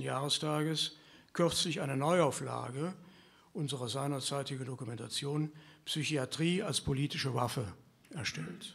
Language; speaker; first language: German; native; German